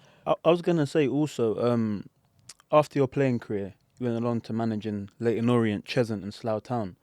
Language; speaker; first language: English; native; English